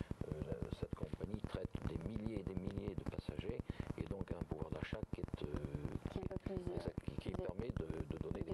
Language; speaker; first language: French; native; French